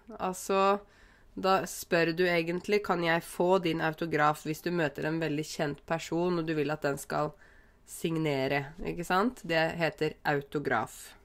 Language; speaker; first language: Norwegian; native; Norwegian